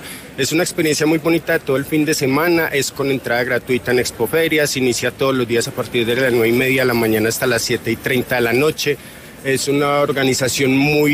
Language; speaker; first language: Spanish; native; Spanish